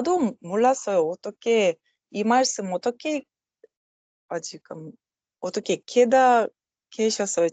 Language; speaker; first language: Korean; non-native, learner; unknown